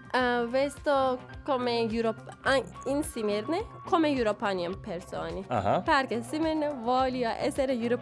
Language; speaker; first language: Italian; non-native, learner; Turkish